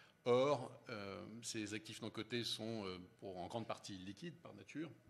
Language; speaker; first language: French; native; French